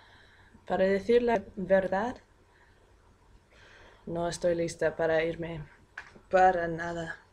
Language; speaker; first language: Spanish; non-native, fluent; English